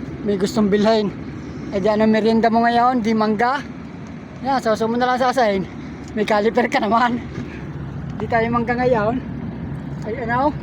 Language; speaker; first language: Filipino; native; Filipino